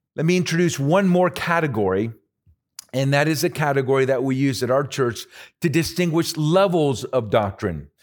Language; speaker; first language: English; early bilingual, other home language; Spanish